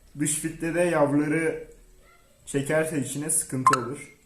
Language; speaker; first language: Turkish; native; Turkish